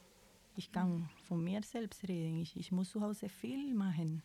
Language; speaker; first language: German; non-native, fluent; Spanish